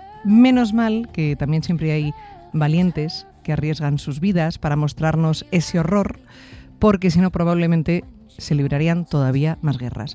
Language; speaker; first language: Spanish; native; Spanish